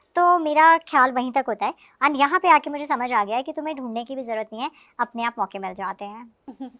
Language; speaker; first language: Hindi; native; Hindi